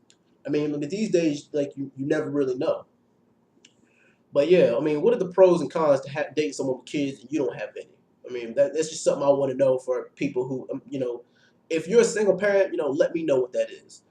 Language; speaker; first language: English; native; English